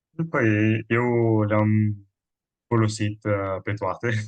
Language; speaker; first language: Romanian; non-native, fluent; Italian